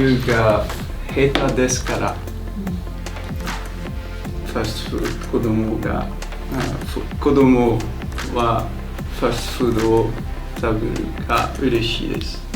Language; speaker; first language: Japanese; non-native, learner; French